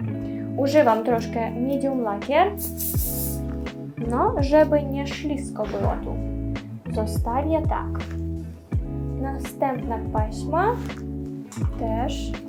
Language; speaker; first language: Polish; non-native, learner; Russian